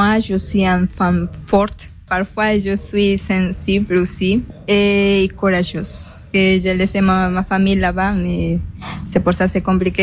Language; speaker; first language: French; non-native, learner; Spanish